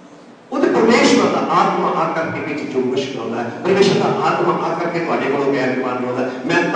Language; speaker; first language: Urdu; non-native, local second language; Punjabi